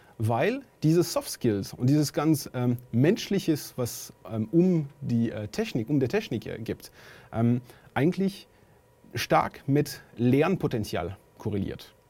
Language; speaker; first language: German; non-native, fluent; French